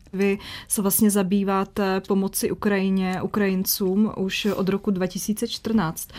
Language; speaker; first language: Czech; native; Czech